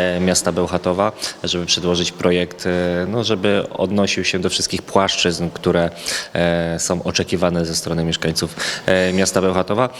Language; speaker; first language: Polish; native; Polish